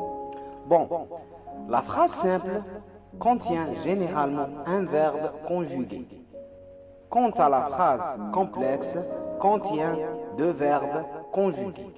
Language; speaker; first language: French; non-native, local second language; Arabic